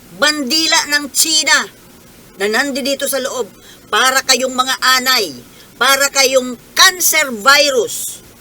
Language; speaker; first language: Filipino; native; Filipino